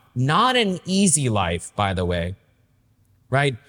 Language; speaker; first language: English; native; English